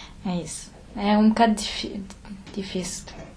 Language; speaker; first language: Portuguese; early bilingual, heritage; French